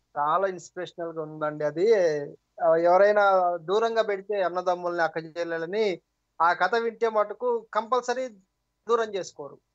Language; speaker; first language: Telugu; non-native, local second language; Tamil